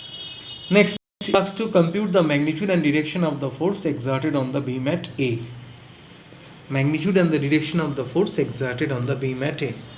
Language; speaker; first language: English; non-native, local second language; Bangla